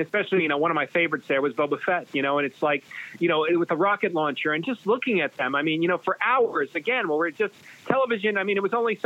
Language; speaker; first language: English; native; English